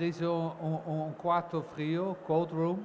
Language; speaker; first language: Portuguese; non-native, learner; Dutch